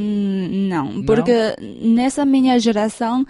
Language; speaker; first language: Portuguese; non-native, fluent; Chinese